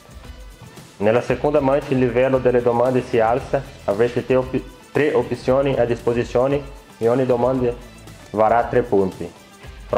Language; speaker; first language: Italian; non-native, fluent; Portuguese